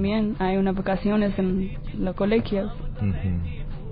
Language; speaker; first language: Spanish; non-native, learner; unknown